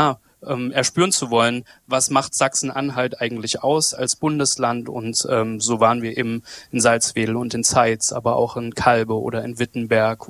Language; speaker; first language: German; native; German